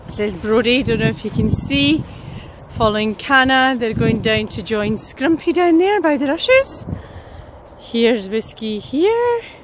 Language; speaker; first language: English; native; English